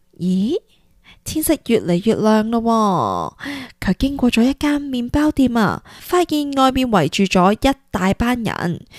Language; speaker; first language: Cantonese; early bilingual, heritage; Cantonese